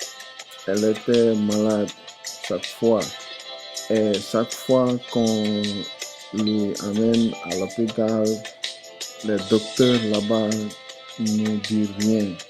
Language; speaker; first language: French; non-native, learner; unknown